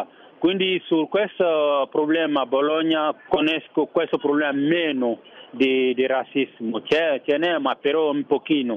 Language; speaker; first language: Italian; non-native, fluent; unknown